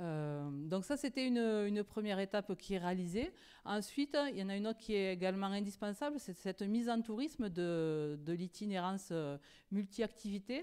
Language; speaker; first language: French; native; French